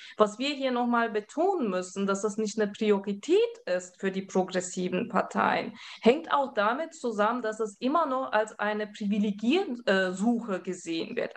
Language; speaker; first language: German; early bilingual, other home language; Turkish